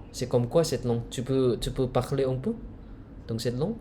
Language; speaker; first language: French; non-native, fluent; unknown